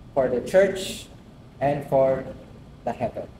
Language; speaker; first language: English; non-native, local second language; Filipino